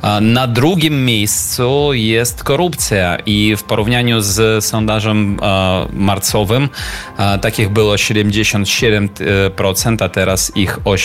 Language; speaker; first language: Polish; non-native, learner; Ukrainian